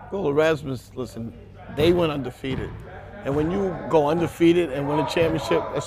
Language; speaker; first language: English; native; English